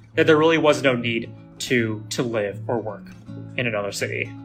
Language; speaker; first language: English; native; English